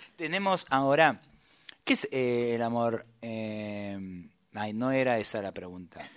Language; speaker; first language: Spanish; native; Spanish